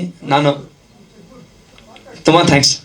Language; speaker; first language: Kannada; non-native, learner; Hindi